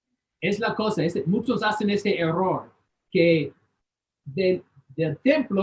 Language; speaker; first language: Spanish; non-native, fluent; English